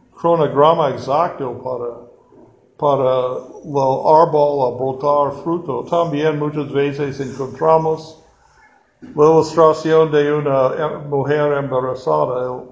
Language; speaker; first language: Spanish; non-native, fluent; English